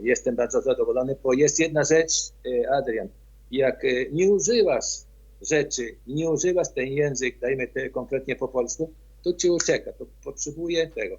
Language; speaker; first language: Polish; early bilingual, heritage; Polish